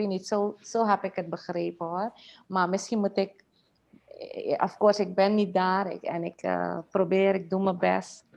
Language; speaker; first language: Dutch; non-native, local second language; Caribbean Hindustani